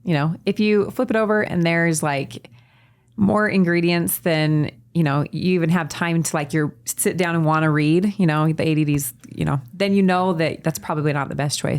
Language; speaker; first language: English; native; English